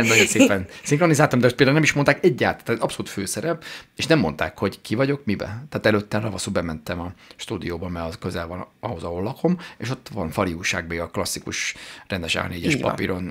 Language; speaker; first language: Hungarian; native; Hungarian